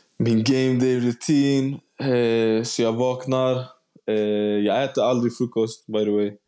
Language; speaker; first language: Swedish; native; Swedish